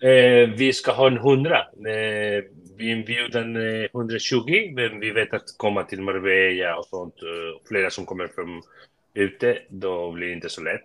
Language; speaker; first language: Swedish; early bilingual, heritage; Spanish